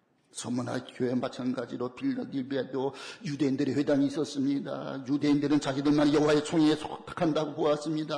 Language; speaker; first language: Korean; native; Korean